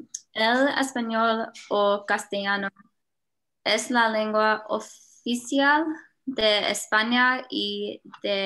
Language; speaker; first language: Spanish; non-native, learner; English